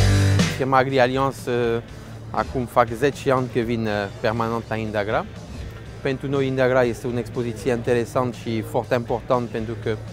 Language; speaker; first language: Romanian; non-native, fluent; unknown